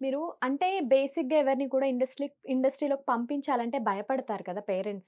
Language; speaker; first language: Telugu; native; Telugu